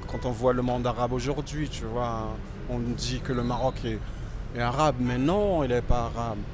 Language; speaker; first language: French; non-native, local second language; Berber languages